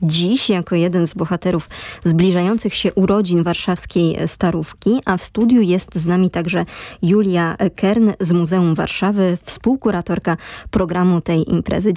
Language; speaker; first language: Polish; native; Polish